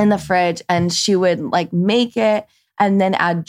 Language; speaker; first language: English; early bilingual, other home language; Persian